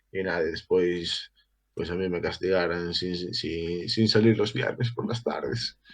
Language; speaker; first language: Spanish; non-native, local second language; Galician